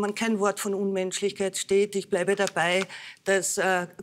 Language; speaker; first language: German; native; German